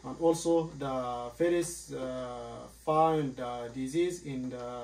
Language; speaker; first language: English; non-native, learner; Arabic